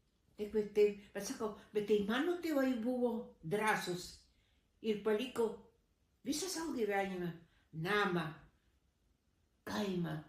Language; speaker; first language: Lithuanian; early bilingual, heritage; Lithuanian